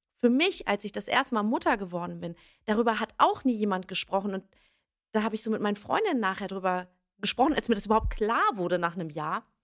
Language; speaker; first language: German; early bilingual, other home language; Persian